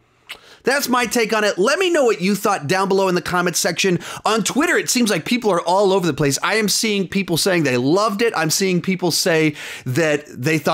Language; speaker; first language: English; native; English